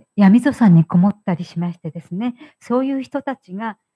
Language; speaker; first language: Japanese; native; Japanese